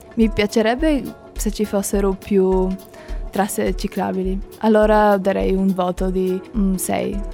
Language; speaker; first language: Italian; non-native, learner; Slovak